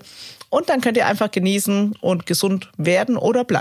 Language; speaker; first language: German; native; German